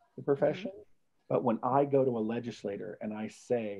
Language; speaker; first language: English; native; English